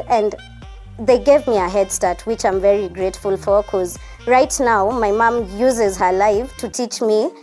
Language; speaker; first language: English; non-native, local second language; Kikuyu